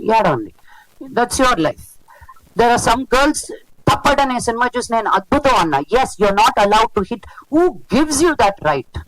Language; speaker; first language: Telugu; native; Telugu